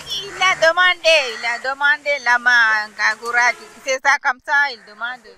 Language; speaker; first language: French; non-native, learner; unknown